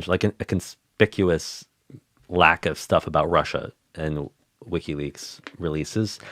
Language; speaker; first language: English; native; English